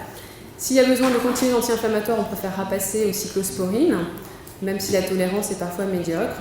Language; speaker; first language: French; native; French